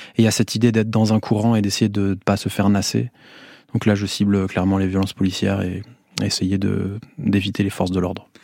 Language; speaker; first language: French; native; French